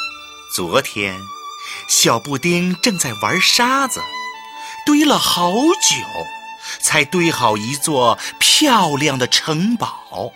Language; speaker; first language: Chinese; native; Chinese